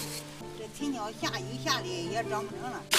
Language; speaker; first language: Chinese; native; Chinese